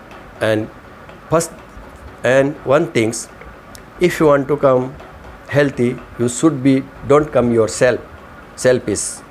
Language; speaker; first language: English; non-native, learner; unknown